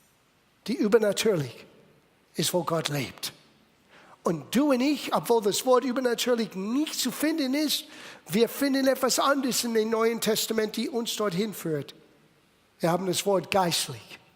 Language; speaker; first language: German; non-native, fluent; English